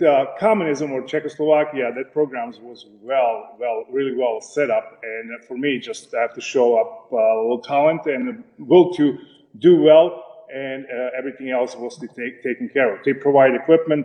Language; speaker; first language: English; non-native, fluent; Slovak